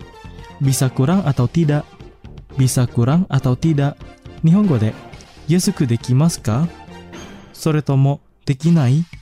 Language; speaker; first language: Japanese; non-native, fluent; Indonesian